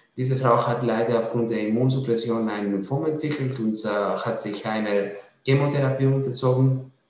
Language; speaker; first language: German; non-native, fluent; Greek